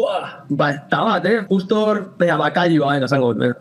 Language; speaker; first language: Basque; native; Basque